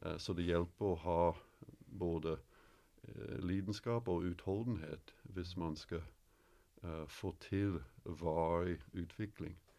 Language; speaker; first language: Norwegian; non-native, fluent; English